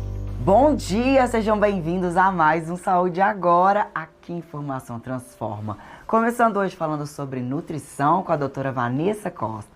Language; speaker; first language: Portuguese; native; Portuguese